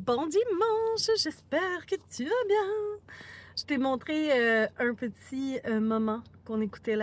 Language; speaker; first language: French; native; French